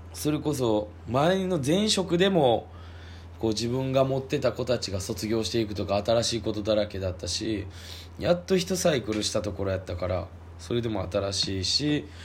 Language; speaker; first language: Japanese; native; Japanese